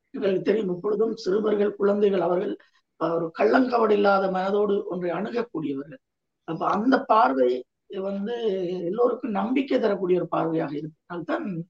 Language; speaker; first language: Tamil; native; Tamil